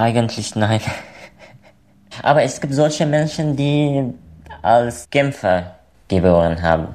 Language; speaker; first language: German; non-native, learner; Arabic